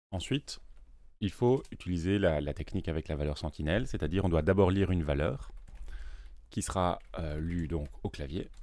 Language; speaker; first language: French; native; French